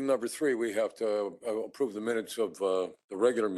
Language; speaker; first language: English; native; English